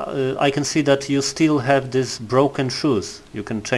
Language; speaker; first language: English; non-native, learner; Polish